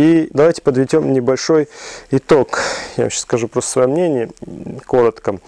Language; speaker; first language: Russian; native; Russian